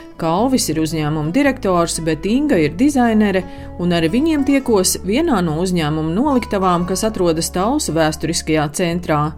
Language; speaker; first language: Latvian; native; Latvian